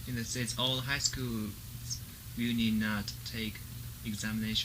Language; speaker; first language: English; non-native, learner; Japanese